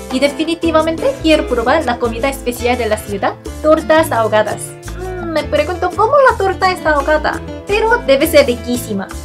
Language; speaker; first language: Spanish; non-native, fluent; Korean